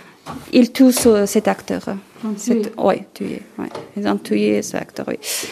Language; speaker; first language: French; non-native, learner; Persian